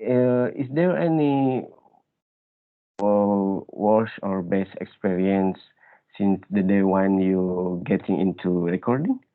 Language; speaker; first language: English; non-native, learner; Indonesian